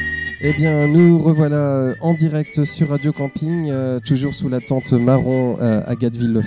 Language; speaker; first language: French; native; French